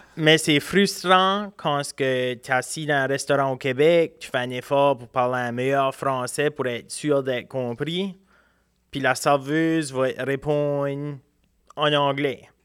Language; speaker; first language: French; native; French